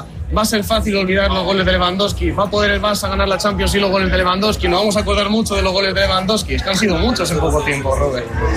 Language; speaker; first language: Spanish; native; Spanish